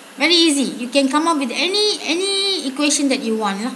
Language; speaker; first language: English; non-native, local second language; Malay